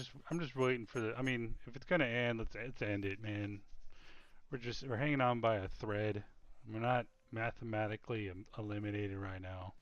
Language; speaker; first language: English; native; English